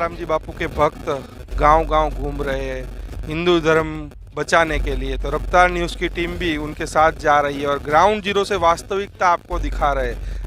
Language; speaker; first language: Hindi; native; Hindi